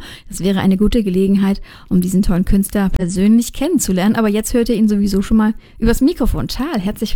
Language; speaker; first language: German; native; German